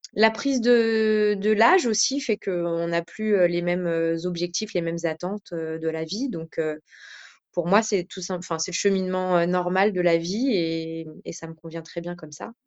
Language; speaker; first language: French; native; French